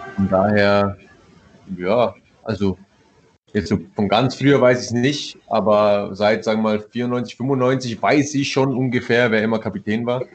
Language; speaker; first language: German; early bilingual, other home language; Italian